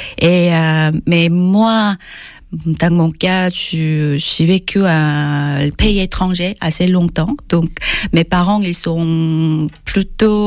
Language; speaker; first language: French; non-native, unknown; Korean